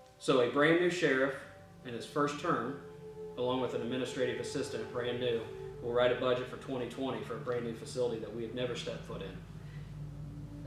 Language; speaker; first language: English; native; English